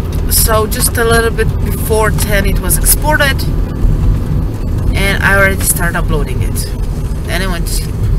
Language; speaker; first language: English; non-native, fluent; Slovenian